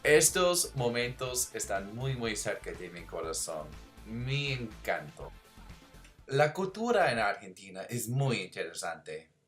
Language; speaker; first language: Spanish; non-native, learner; English